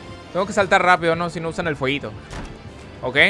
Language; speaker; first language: Spanish; native; Spanish